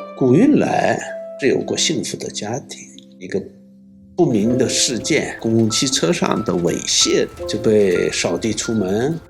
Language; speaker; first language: Chinese; non-native, local second language; Korean